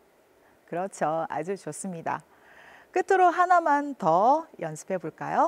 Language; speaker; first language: Korean; native; Korean